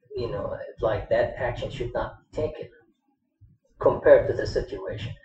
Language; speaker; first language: English; non-native, fluent; Arabic